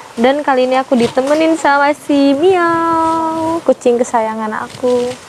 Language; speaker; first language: Indonesian; native; Indonesian